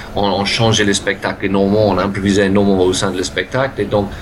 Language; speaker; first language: French; non-native, fluent; English